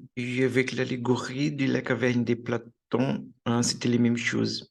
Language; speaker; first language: French; non-native, learner; Portuguese